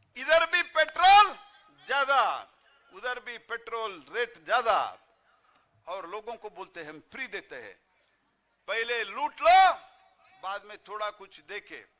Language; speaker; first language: Hindi; non-native, local second language; Kannada